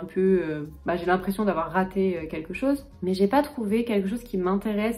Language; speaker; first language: French; native; French